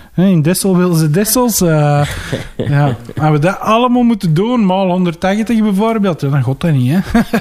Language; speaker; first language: Dutch; native; Dutch